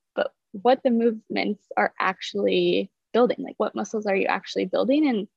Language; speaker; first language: English; native; English